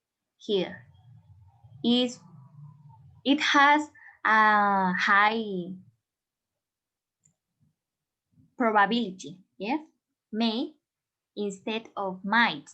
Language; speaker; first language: English; non-native, learner; Spanish